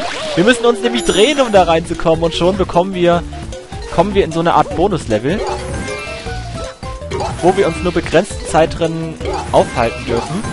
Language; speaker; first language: German; native; German